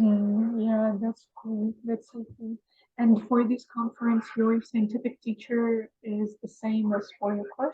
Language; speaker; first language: English; non-native, fluent; Russian